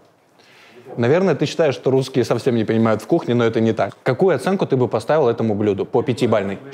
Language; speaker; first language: Russian; native; Russian